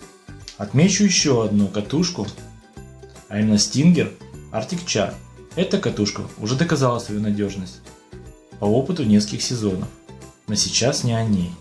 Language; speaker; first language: Russian; native; Russian